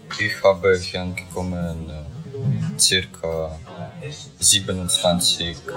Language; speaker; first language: German; non-native, learner; Ukrainian